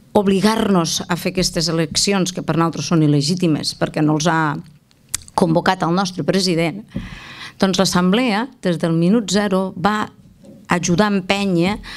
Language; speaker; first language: Catalan; native; Catalan